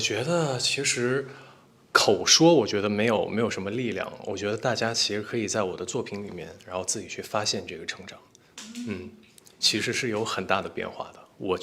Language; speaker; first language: Chinese; native; Chinese